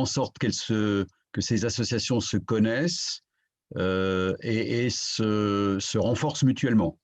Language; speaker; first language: French; native; French